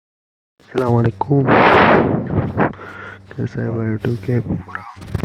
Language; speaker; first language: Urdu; non-native, local second language; Pashto